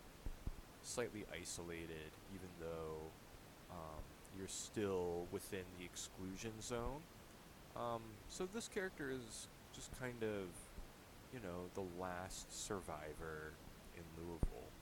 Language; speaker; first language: English; native; English